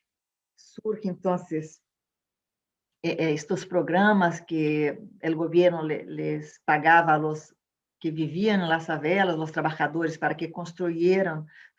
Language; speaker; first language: Spanish; non-native, fluent; Portuguese